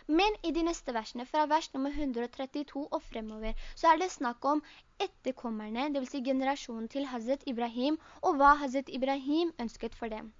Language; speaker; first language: Norwegian; early bilingual, other home language; Urdu